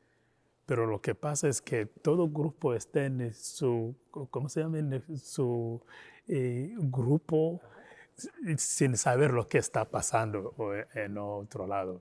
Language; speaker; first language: Spanish; non-native, fluent; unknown